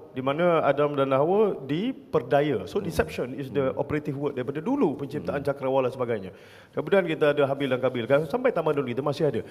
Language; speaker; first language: Malay; native; Malay